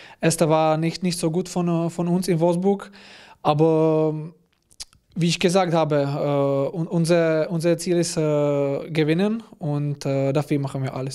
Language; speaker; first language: German; non-native, fluent; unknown